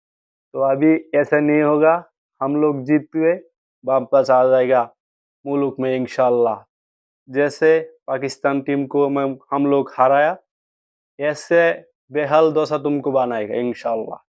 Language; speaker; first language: Hindi; non-native, learner; Bangla